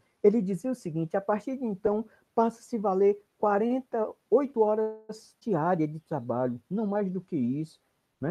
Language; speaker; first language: Portuguese; native; Portuguese